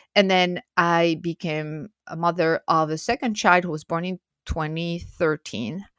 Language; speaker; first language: English; non-native, fluent; French